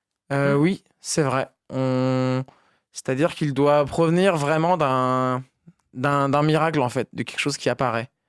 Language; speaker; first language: French; native; French